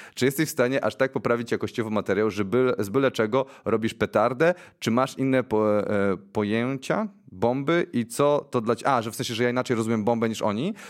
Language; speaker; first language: Polish; native; Polish